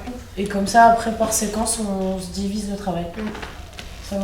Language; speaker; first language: French; native; French